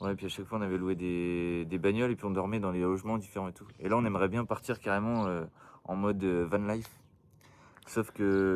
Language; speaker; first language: French; native; French